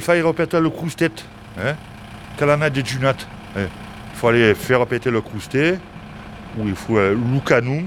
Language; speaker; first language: French; native; French